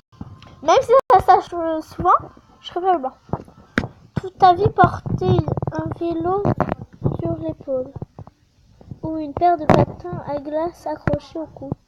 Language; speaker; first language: French; native; French